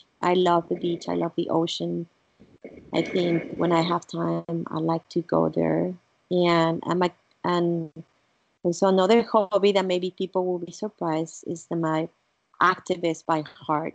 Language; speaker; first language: English; non-native, fluent; Spanish